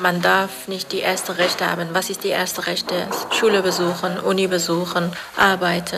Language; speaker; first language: German; non-native, fluent; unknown